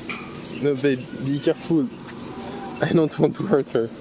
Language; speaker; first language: English; non-native, learner; French